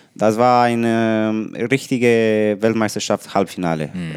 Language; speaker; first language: German; non-native, learner; Romanian